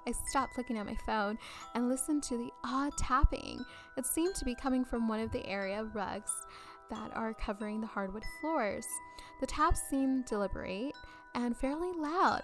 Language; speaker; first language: English; early bilingual, other home language; Spanish